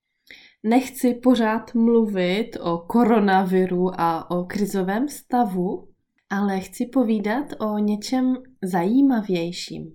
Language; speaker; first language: Czech; native; Czech